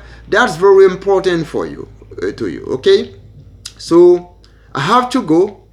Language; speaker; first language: English; non-native, learner; Haitian Creole